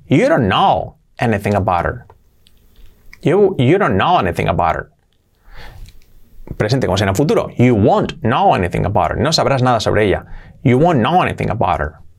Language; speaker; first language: English; non-native, fluent; Spanish